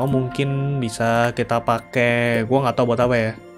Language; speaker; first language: Indonesian; native; Indonesian